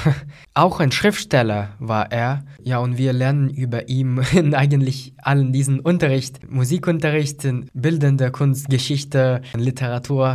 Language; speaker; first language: German; non-native, fluent; Lithuanian